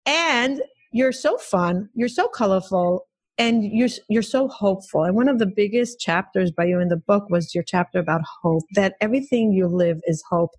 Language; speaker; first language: English; non-native, fluent; Hebrew